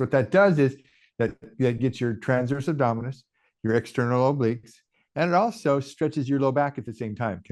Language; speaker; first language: English; native; English